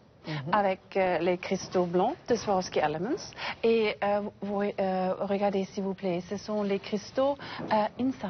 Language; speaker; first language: French; non-native, learner; English